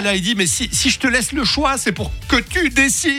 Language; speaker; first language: French; native; French